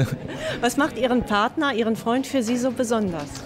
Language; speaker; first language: German; native; German